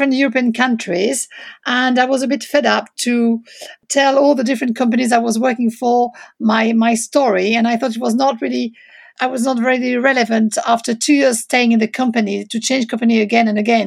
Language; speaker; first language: English; non-native, fluent; French